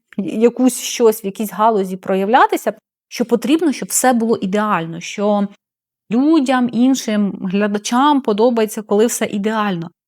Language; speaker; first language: Ukrainian; non-native, local second language; Russian